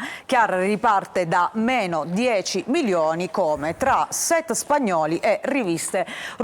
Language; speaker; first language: Italian; native; Italian